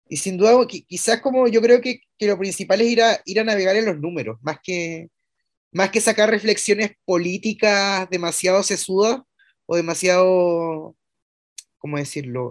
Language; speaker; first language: Spanish; native; Spanish